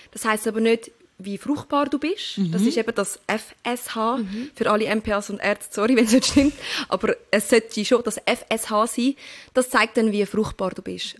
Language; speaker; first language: German; early bilingual, other home language; Turkish